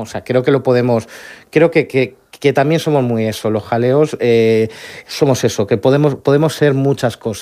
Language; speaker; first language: Spanish; native; Spanish